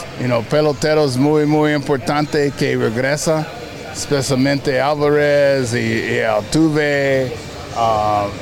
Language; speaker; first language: Spanish; non-native, learner; English